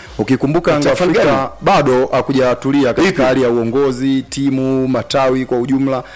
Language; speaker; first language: Swahili; native; Swahili